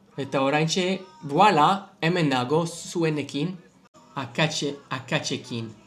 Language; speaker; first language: Basque; non-native, learner; English